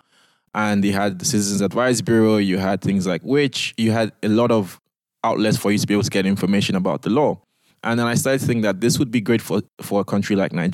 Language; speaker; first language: English; non-native, local second language; Yoruba